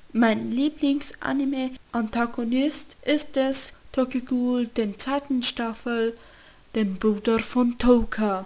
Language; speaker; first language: German; non-native, learner; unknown